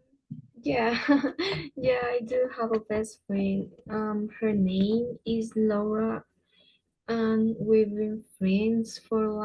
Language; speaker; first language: English; non-native, fluent; Spanish